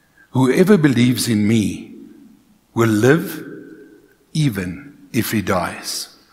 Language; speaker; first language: English; non-native, local second language; Afrikaans